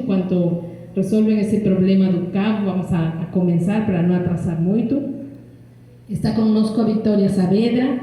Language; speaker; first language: Portuguese; non-native, fluent; Spanish